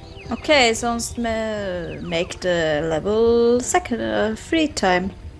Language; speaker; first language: English; non-native, learner; German